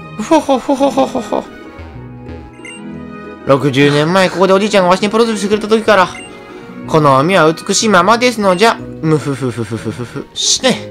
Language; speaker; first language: Japanese; native; Japanese